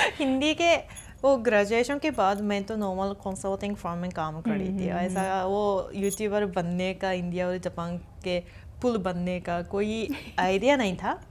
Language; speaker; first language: Hindi; non-native, fluent; Japanese